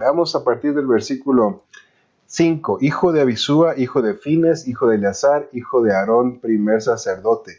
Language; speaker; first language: Spanish; native; Spanish